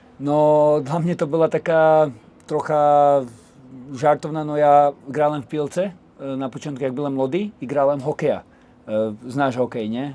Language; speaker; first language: Polish; non-native, learner; Slovak